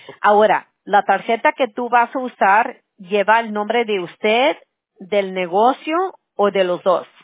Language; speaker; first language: Spanish; early bilingual, heritage; English